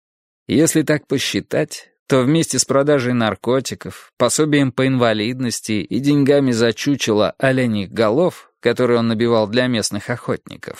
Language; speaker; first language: Russian; native; Russian